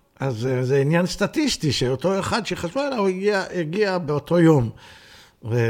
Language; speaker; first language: Hebrew; native; Hebrew